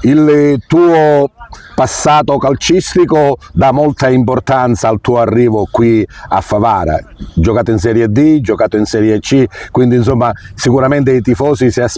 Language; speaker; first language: Italian; native; Italian